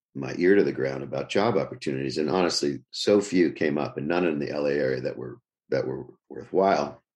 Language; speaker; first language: English; native; English